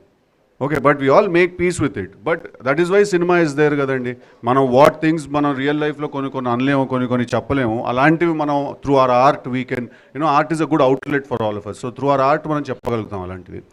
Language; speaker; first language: Telugu; native; Telugu